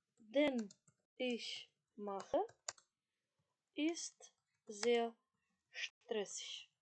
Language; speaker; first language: German; non-native, fluent; Macedonian